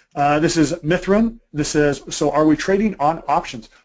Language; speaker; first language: English; native; English